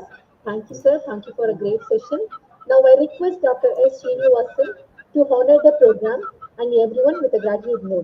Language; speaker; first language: English; non-native, local second language; Tamil